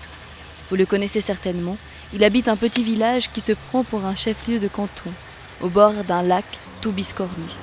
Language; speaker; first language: French; native; French